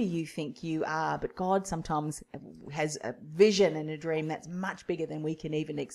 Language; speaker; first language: English; native; English